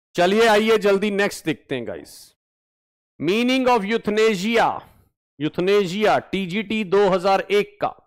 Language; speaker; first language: Hindi; native; Hindi